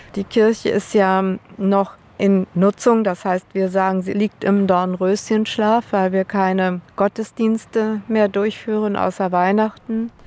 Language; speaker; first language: German; native; German